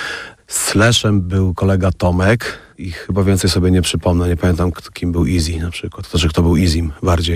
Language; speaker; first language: Polish; native; Polish